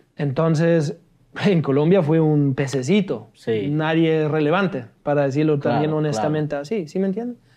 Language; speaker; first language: Spanish; non-native, fluent; German